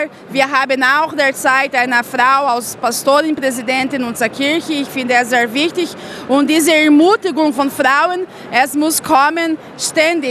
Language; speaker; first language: German; non-native, fluent; Portuguese